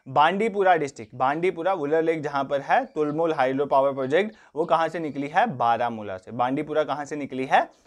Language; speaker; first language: Hindi; non-native, local second language; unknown